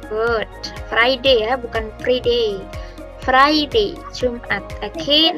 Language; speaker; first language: English; non-native, learner; Indonesian